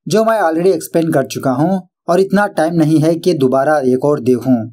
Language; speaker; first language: Hindi; non-native, local second language; Urdu